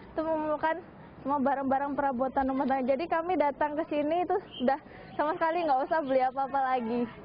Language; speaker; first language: Indonesian; native; Indonesian